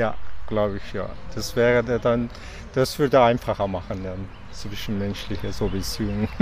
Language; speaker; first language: German; non-native, learner; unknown